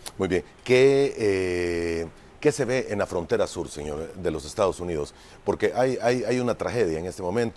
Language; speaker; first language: Spanish; native; Spanish